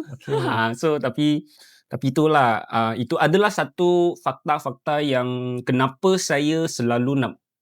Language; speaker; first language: Malay; non-native, local second language; Cantonese